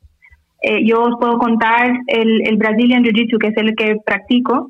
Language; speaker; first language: Spanish; non-native, fluent; Portuguese